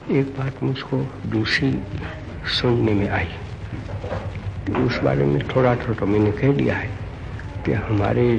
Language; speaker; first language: Hindi; non-native, local second language; Gujarati